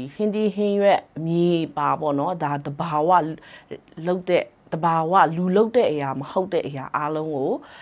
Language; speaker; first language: Burmese; non-native, local second language; Kachin